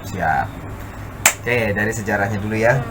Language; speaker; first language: Indonesian; native; Indonesian